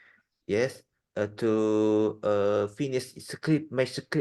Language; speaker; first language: English; non-native, learner; Indonesian